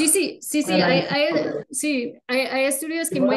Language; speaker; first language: Spanish; non-native, fluent; English